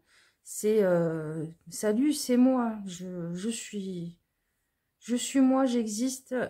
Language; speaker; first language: French; native; French